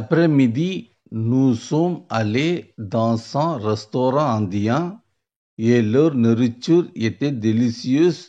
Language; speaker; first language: French; non-native, learner; Tamil